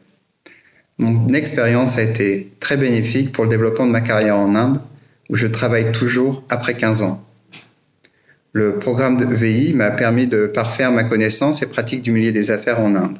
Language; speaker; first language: French; native; French